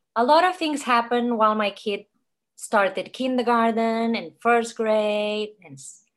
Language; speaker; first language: English; non-native, fluent; Spanish